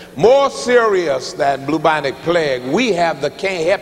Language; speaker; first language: English; native; English